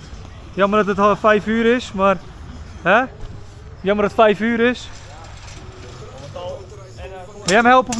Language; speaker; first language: Dutch; native; Dutch